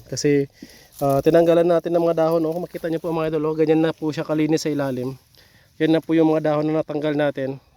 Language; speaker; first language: Filipino; native; Filipino